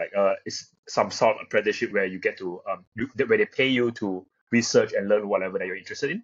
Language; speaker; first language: English; non-native, local second language; Chinese